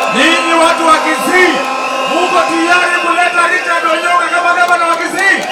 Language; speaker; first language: Swahili; non-native, local second language; Kamba